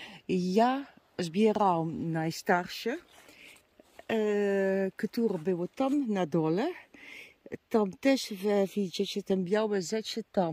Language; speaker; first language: Polish; non-native, learner; Dutch